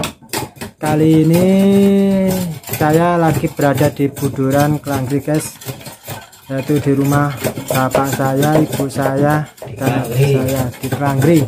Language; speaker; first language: Indonesian; non-native, local second language; Javanese